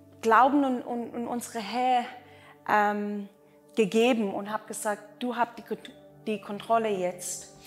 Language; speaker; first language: German; non-native, learner; Afrikaans